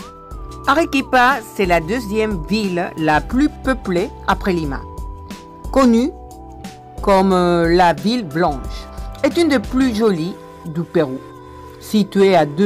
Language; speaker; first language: French; non-native, fluent; Spanish